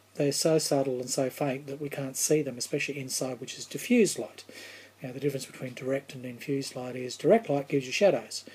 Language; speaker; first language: English; native; English